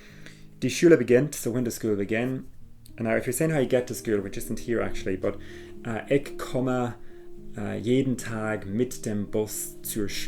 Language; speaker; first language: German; non-native, fluent; English